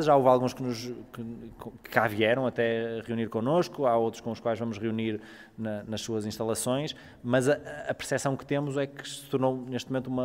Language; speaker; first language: Portuguese; native; Portuguese